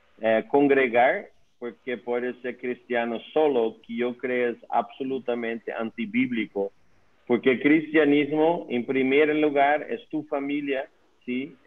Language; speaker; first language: Spanish; non-native, learner; Dutch